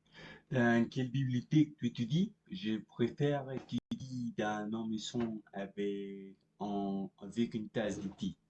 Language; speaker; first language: French; non-native, learner; Spanish